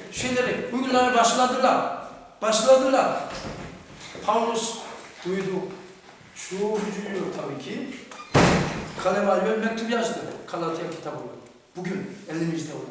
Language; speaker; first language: Turkish; non-native, fluent; Korean